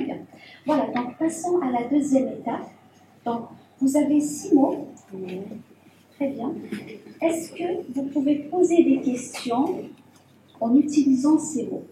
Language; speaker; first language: French; non-native, fluent; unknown